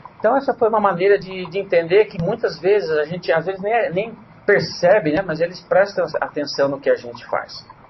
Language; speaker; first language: Portuguese; native; Portuguese